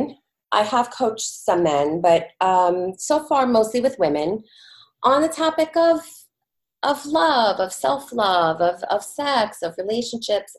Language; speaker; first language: English; native; English